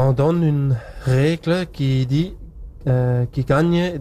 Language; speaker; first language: French; non-native, local second language; German